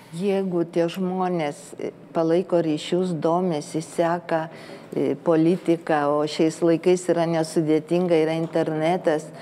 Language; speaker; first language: Lithuanian; early bilingual, heritage; Lithuanian